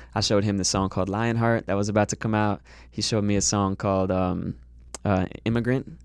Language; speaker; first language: English; native; English